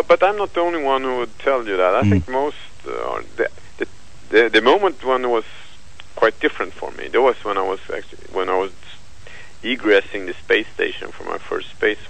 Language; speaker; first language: English; non-native, fluent; Swedish